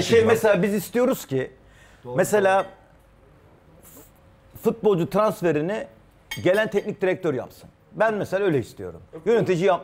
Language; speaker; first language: Turkish; native; Turkish